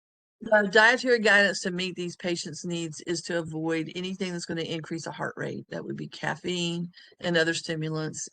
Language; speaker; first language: English; native; English